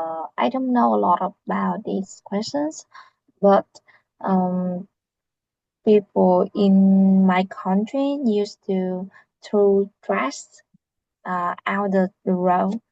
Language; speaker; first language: English; non-native, learner; Vietnamese